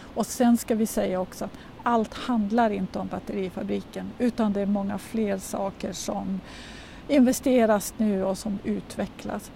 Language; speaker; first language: Swedish; native; Swedish